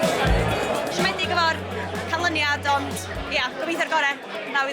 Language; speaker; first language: Welsh; native; Welsh